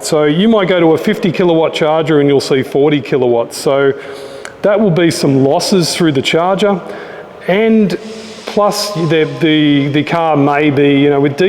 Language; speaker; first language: English; native; English